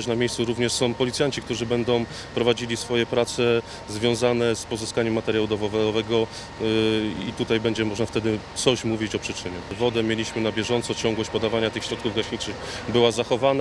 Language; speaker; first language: Polish; native; Polish